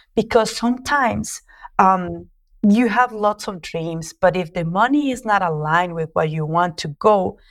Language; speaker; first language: English; non-native, fluent; Spanish